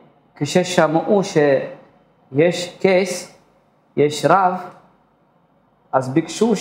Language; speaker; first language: Hebrew; non-native, fluent; Amharic